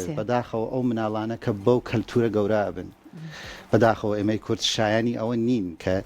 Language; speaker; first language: Central Kurdish; non-native, local second language; Gurani